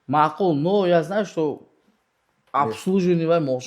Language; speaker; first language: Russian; non-native, local second language; Tajik